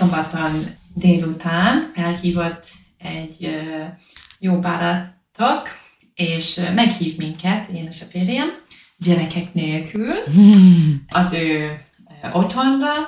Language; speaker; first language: Hungarian; non-native, learner; English